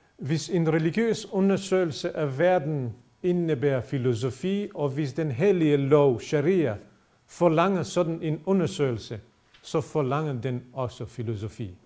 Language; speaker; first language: Danish; non-native, fluent; Bosnian